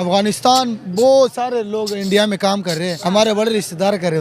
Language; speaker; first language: Hindi; non-native, fluent; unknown